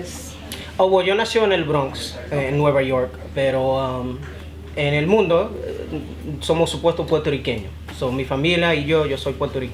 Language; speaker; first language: Spanish; early bilingual, heritage; Spanish